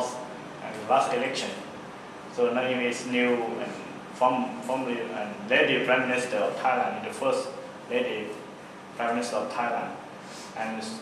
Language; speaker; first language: English; non-native, learner; Thai